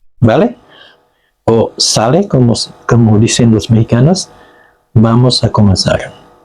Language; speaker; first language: Spanish; non-native, fluent; Indonesian